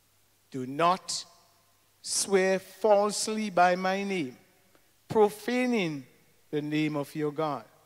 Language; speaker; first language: English; native; English